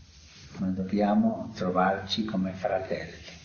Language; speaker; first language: Italian; non-native, fluent; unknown